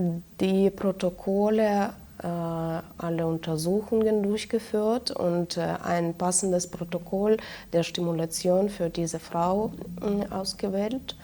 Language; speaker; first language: German; non-native, fluent; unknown